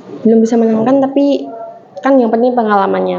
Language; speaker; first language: Indonesian; non-native, local second language; Javanese